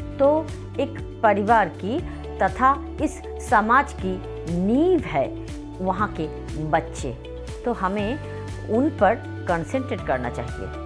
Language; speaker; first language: Hindi; non-native, local second language; Bangla